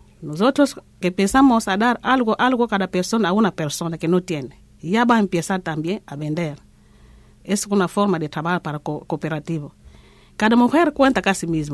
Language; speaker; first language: Spanish; non-native, learner; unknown